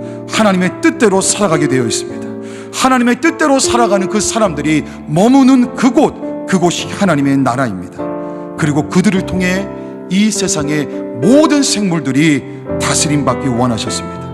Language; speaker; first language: Korean; native; Korean